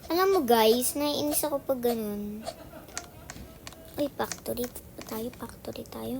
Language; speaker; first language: Filipino; early bilingual, heritage; Filipino